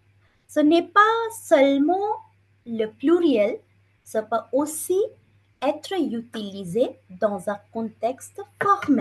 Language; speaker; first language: French; non-native, fluent; Bangla